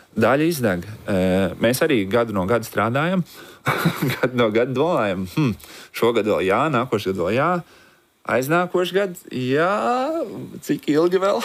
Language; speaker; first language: Latvian; native; Latvian